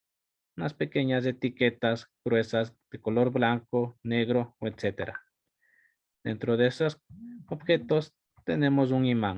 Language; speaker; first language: Spanish; native; Spanish